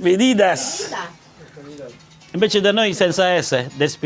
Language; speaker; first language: Italian; non-native, learner; Filipino